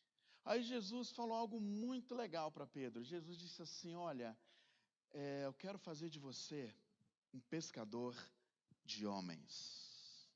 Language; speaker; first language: Portuguese; native; Portuguese